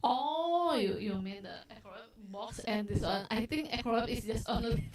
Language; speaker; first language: English; non-native, learner; Indonesian